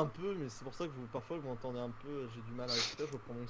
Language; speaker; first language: French; native; French